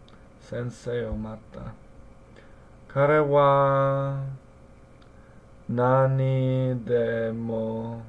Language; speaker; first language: Japanese; non-native, learner; English